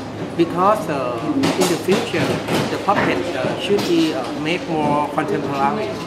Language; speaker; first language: English; non-native, learner; Thai